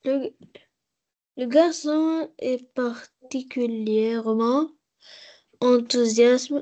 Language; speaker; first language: French; non-native, learner; Arabic